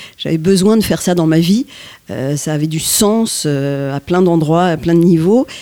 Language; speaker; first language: French; native; French